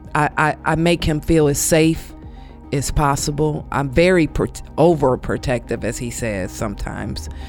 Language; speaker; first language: English; native; English